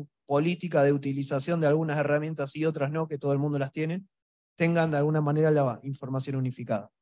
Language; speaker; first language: Spanish; native; Spanish